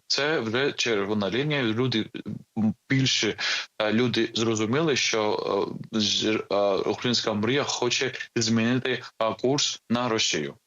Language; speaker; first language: Ukrainian; non-native, fluent; Georgian